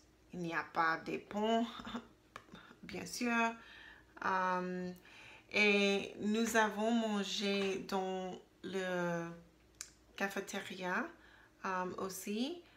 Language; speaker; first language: French; non-native, learner; English